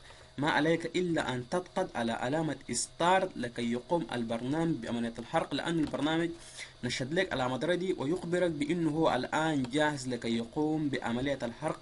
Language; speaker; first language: Arabic; native; Arabic